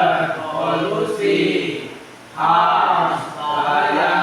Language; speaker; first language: English; non-native, learner; Indonesian